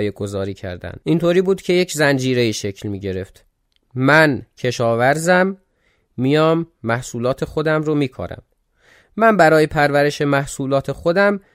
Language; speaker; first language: Persian; non-native, local second language; Azerbaijani